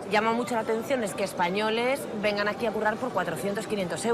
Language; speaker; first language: Spanish; native; Spanish